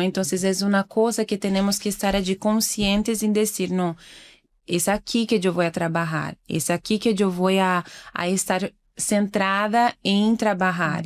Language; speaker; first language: Spanish; non-native, fluent; Portuguese